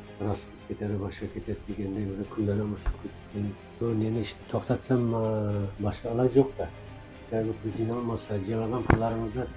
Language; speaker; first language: Uzbek; non-native, local second language; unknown